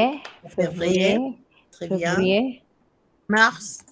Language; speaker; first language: French; non-native, fluent; Spanish